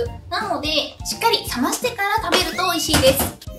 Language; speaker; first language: Japanese; native; Japanese